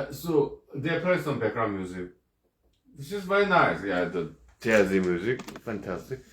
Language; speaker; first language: English; non-native, fluent; Korean